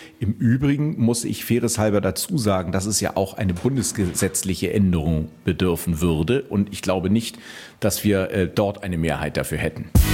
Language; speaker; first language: German; native; German